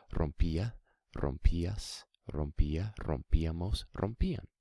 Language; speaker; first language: Spanish; non-native, fluent; English